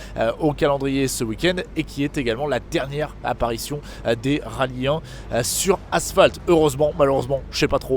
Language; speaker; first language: French; native; French